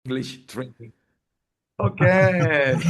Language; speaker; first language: English; non-native, fluent; Italian